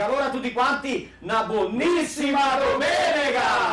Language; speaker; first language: Italian; early bilingual, heritage; Italian